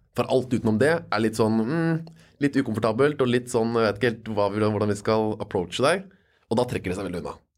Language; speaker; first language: Norwegian; native; Norwegian